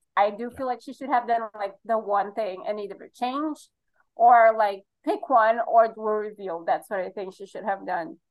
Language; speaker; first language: English; non-native, fluent; Portuguese